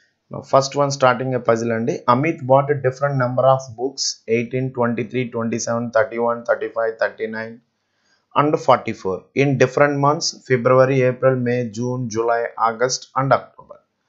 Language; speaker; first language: English; non-native, local second language; Telugu